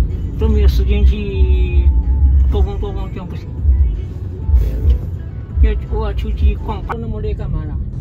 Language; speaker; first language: Chinese; native; Chinese